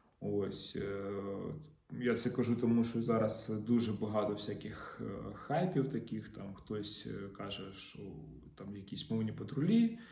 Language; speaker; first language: Ukrainian; non-native, local second language; Russian